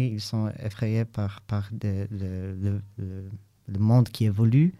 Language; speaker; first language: French; non-native, learner; Polish